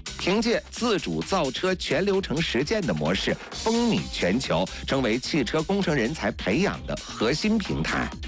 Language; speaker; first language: Chinese; native; Chinese